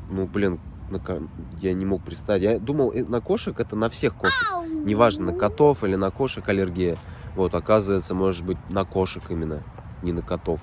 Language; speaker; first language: Russian; native; Russian